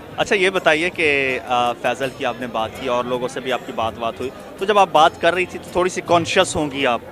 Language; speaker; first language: Urdu; non-native, local second language; Punjabi